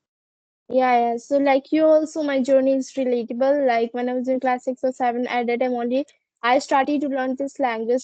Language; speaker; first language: English; non-native, learner; Hindi